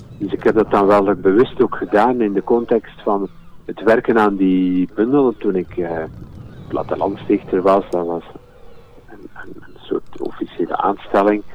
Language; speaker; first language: Dutch; native; Dutch